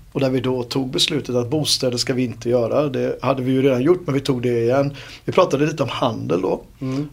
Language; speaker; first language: Swedish; native; Swedish